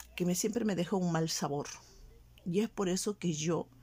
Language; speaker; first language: Spanish; native; Spanish